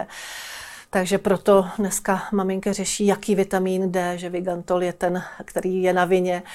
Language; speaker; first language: Czech; native; Czech